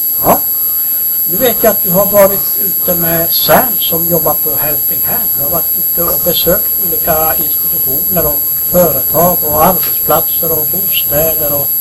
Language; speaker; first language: Swedish; native; Swedish